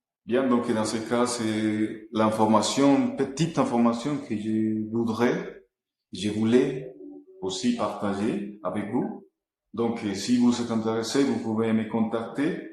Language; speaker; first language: French; non-native, fluent; Spanish